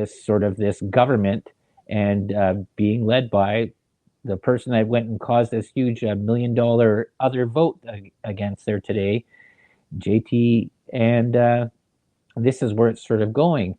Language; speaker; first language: English; native; English